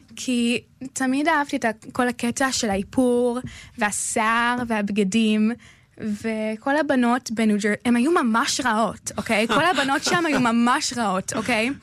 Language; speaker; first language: Hebrew; early bilingual, heritage; Hebrew